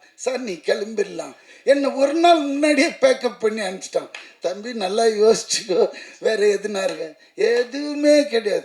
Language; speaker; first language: Tamil; native; Tamil